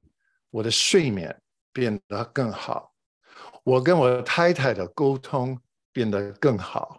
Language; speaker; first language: Chinese; non-native, fluent; English